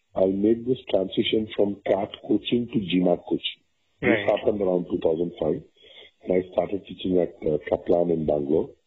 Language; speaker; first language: English; non-native, local second language; Tamil